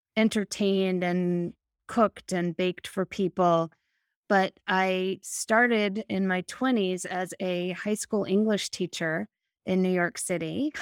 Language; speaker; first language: English; native; English